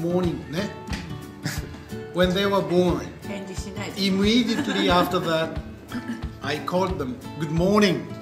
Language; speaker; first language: English; non-native, fluent; Japanese